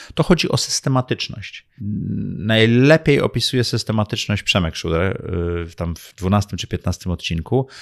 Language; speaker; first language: Polish; early bilingual, heritage; Polish